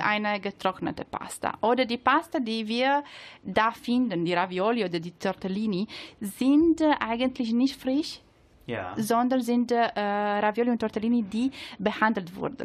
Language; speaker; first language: German; non-native, learner; Italian